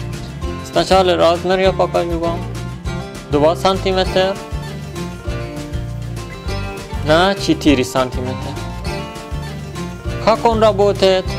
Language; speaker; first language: Russian; non-native, learner; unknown